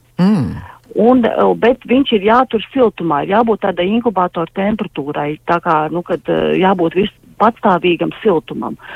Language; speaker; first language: Latvian; native; Latvian